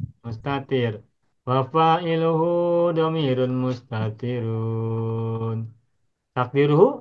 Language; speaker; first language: Arabic; non-native, fluent; Indonesian